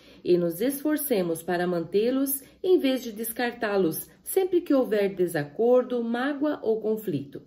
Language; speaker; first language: Portuguese; native; Portuguese